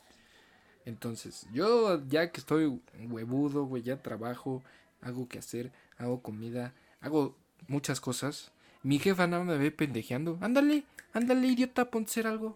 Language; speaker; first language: Spanish; native; Spanish